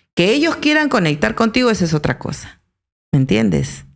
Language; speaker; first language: Spanish; native; Spanish